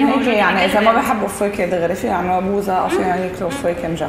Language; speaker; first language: Arabic; native; Arabic